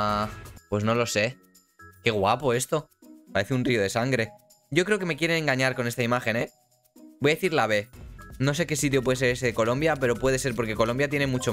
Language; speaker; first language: Spanish; native; Spanish